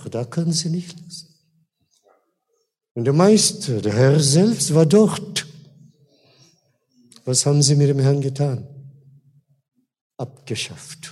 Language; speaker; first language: German; non-native, fluent; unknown